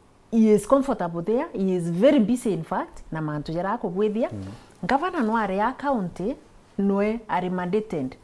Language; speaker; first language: English; non-native, local second language; Meru